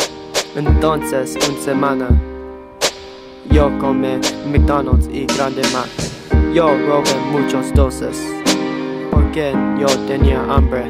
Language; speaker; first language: Spanish; non-native, learner; English